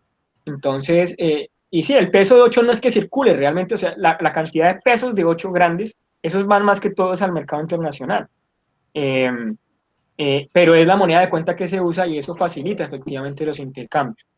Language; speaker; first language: Spanish; native; Spanish